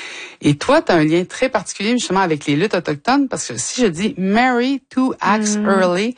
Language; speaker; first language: French; native; French